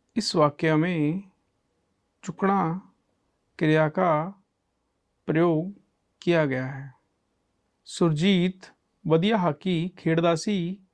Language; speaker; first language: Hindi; non-native, local second language; Punjabi